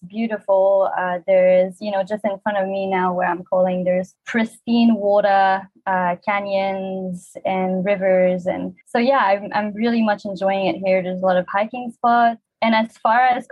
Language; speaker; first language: English; non-native, fluent; French